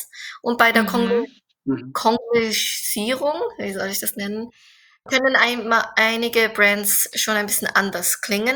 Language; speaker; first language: German; non-native, fluent; Korean